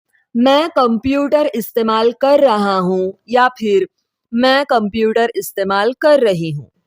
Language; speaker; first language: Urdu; non-native, local second language; Marathi